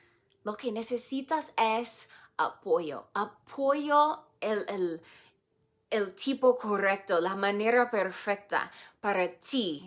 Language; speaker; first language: Spanish; non-native, fluent; English